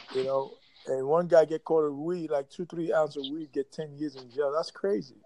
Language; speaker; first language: English; native; English